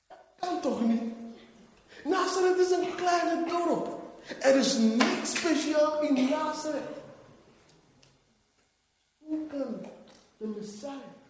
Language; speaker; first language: Dutch; non-native, fluent; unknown